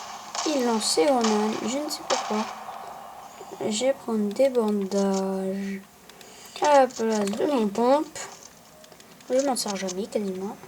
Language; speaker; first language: French; native; French